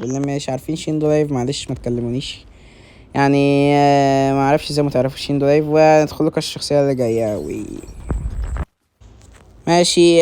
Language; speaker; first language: Arabic; native; Arabic